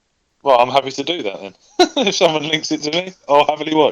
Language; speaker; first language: English; native; English